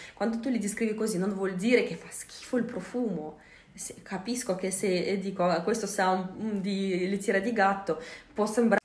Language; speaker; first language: Italian; non-native, fluent; Russian